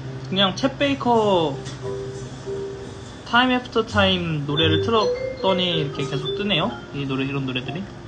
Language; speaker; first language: Korean; native; Korean